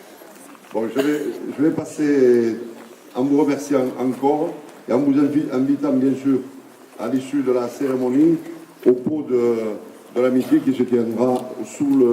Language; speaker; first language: French; native; French